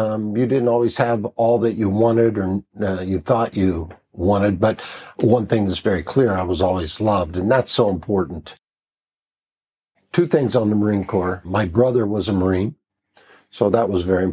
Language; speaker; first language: English; native; English